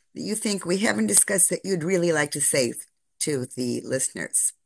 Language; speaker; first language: English; native; English